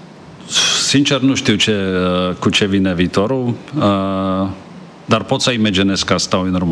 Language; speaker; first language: Romanian; non-native, learner; Czech